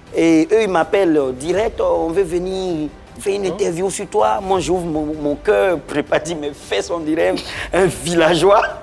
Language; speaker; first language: French; non-native, local second language; Baoulé